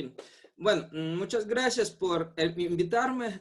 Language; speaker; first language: Spanish; non-native, fluent; Buriat